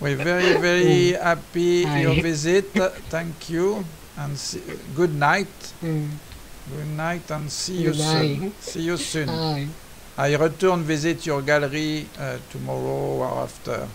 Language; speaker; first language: English; non-native, learner; French